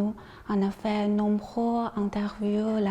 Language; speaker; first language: French; non-native, learner; Chinese